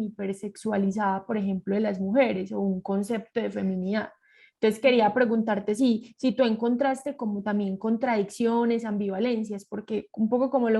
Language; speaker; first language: Spanish; native; Spanish